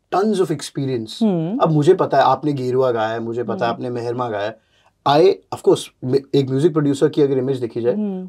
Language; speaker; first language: Hindi; native; Hindi